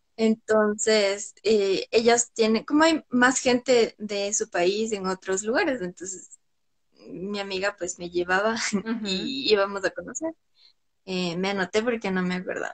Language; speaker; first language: Spanish; native; Spanish